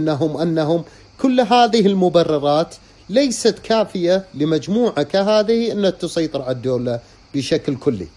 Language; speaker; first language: Arabic; native; Arabic